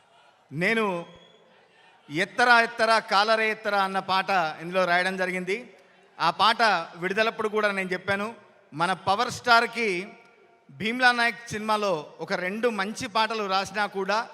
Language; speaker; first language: Telugu; native; Telugu